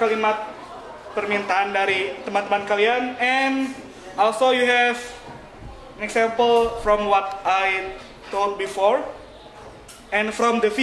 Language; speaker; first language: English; non-native, fluent; Indonesian